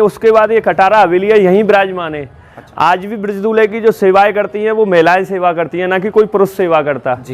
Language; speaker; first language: Hindi; native; Hindi